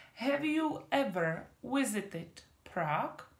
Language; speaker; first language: English; non-native, fluent; Czech